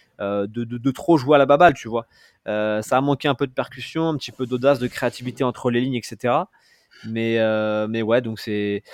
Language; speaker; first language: French; native; French